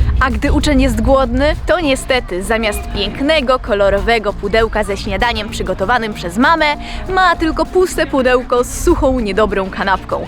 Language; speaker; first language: Polish; native; Polish